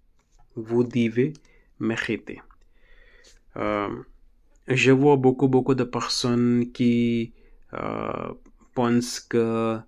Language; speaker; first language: French; non-native, learner; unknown